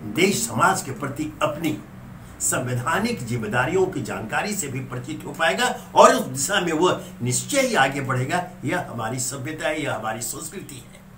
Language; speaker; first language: Hindi; native; Hindi